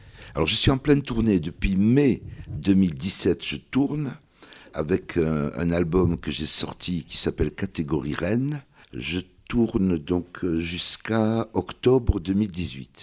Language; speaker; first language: French; early bilingual, other home language; Kabyle